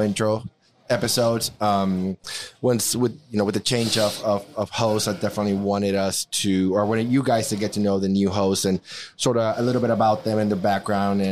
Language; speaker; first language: English; non-native, fluent; Spanish